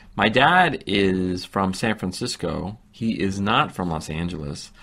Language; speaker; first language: English; native; English